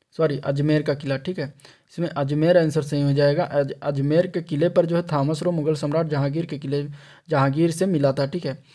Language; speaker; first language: Hindi; native; Hindi